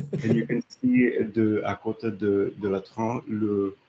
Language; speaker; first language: French; non-native, learner; English